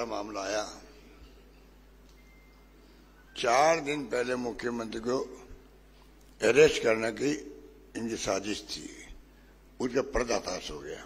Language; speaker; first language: Hindi; native; Hindi